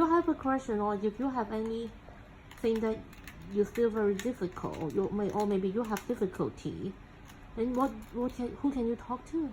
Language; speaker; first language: English; non-native, local second language; Cantonese